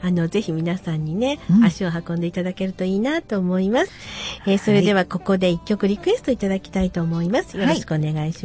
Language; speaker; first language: Japanese; native; Japanese